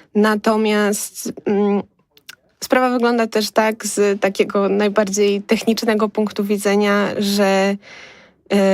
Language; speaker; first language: Polish; native; Polish